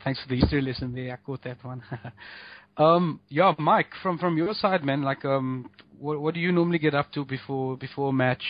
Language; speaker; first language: English; native; English